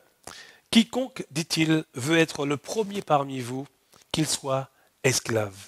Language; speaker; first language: French; native; French